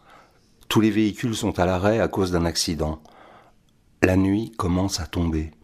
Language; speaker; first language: French; native; French